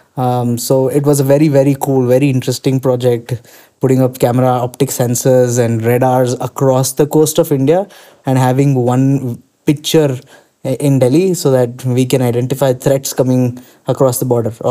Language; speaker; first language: English; non-native, local second language; Kannada